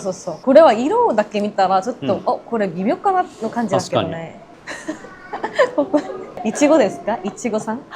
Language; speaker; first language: Japanese; non-native, learner; Korean